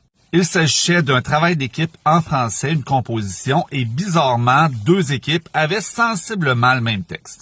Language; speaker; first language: French; native; French